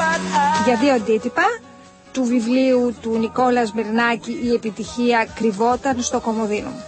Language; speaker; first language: Greek; native; Greek